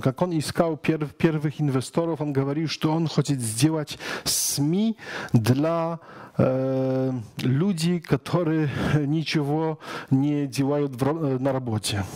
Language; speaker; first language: Russian; non-native, learner; Polish